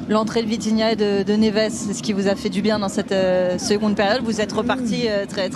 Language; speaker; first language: French; native; French